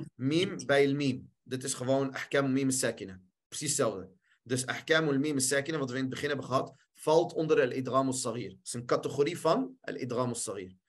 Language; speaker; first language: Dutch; early bilingual, other home language; Arabic